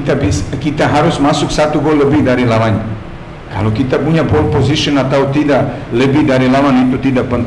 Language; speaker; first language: Indonesian; non-native, fluent; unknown